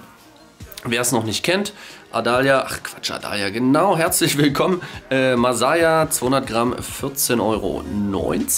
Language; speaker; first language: German; native; German